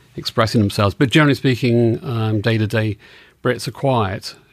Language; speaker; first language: English; native; English